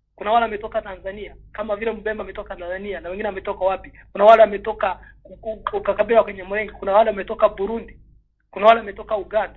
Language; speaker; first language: Swahili; non-native, local second language; Kinyarwanda